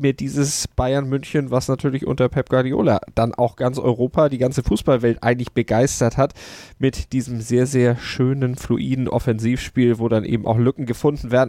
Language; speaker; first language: German; native; German